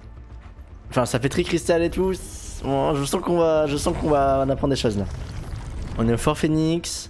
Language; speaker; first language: French; native; French